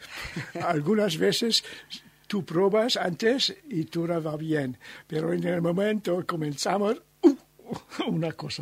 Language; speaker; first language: Spanish; non-native, learner; German